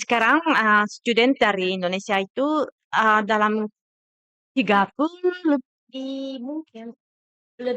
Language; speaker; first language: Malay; non-native, fluent; Japanese